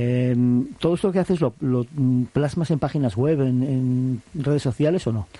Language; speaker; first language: Spanish; native; Spanish